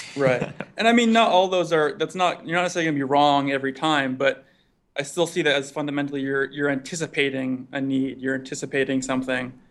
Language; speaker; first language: English; native; English